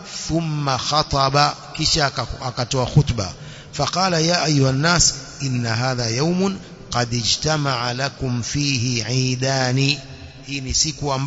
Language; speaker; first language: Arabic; non-native, fluent; Swahili